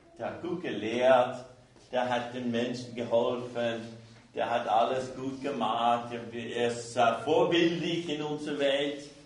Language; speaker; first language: German; non-native, fluent; English